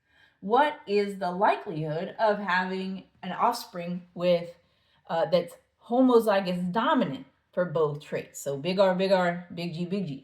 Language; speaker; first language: English; native; English